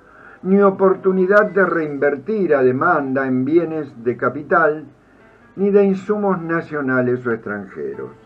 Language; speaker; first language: Spanish; native; Spanish